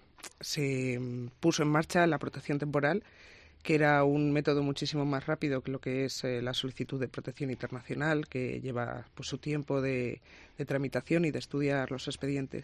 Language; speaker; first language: Spanish; native; Spanish